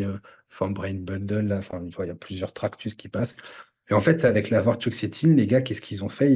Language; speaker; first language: French; native; French